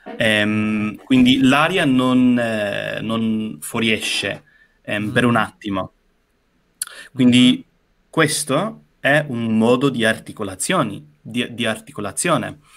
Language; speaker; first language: Italian; non-native, fluent; English